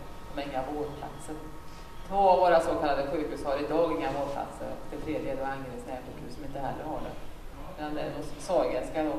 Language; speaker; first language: Swedish; native; Swedish